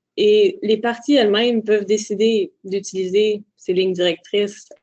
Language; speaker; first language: French; native; French